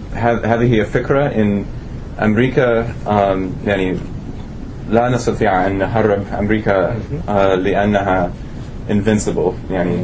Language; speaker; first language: Arabic; non-native, learner; English